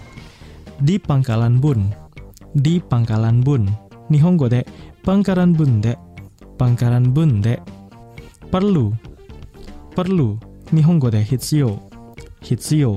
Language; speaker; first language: Japanese; non-native, fluent; Indonesian